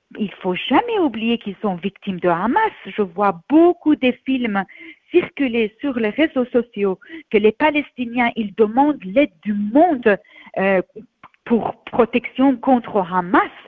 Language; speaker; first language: French; non-native, fluent; Persian